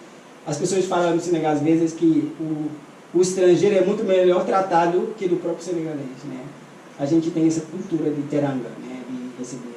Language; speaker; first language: Portuguese; non-native, fluent; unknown